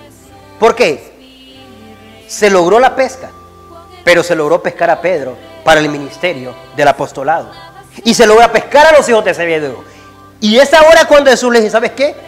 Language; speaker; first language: Spanish; native; Spanish